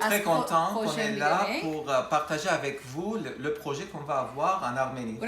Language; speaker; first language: French; non-native, fluent; Armenian